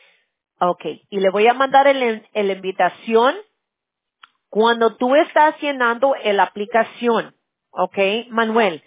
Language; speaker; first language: Spanish; early bilingual, heritage; Spanish